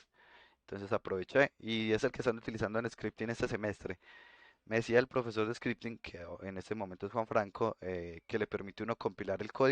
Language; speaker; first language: Spanish; native; Spanish